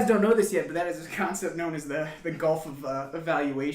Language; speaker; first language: English; native; English